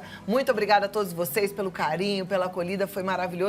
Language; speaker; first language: Portuguese; native; Portuguese